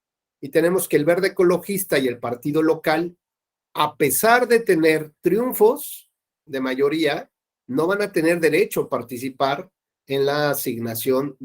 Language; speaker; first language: Spanish; native; Spanish